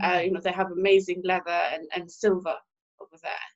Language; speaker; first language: English; non-native, local second language; Swahili